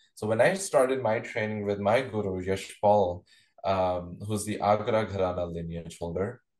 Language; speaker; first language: English; non-native, local second language; Punjabi